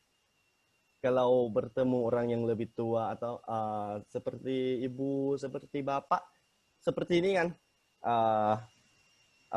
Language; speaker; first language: Indonesian; non-native, fluent; Thai